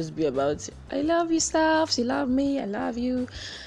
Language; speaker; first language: English; non-native, local second language; Igbo